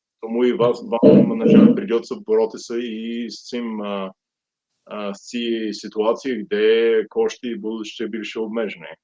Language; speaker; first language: Ukrainian; non-native, fluent; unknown